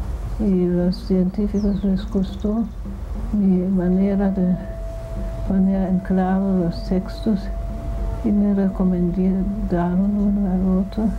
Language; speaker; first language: Spanish; non-native, fluent; German